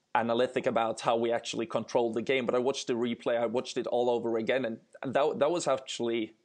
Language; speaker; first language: English; non-native, fluent; Swedish